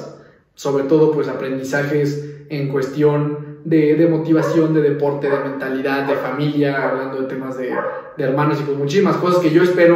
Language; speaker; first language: Spanish; native; Spanish